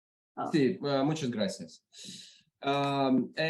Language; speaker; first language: Spanish; non-native, learner; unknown